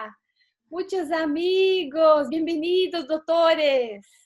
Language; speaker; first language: Portuguese; non-native, learner; Spanish